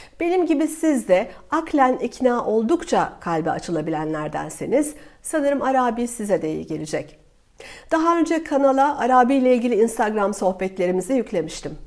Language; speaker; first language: Turkish; native; Turkish